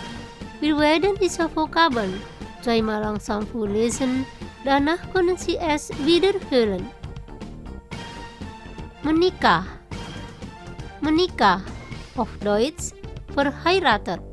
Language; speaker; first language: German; non-native, fluent; Indonesian